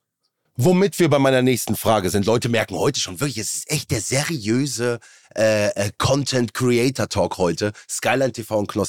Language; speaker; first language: German; native; German